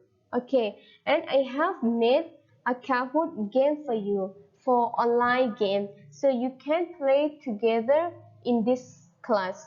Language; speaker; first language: English; non-native, fluent; Thai